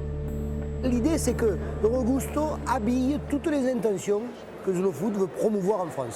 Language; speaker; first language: French; native; French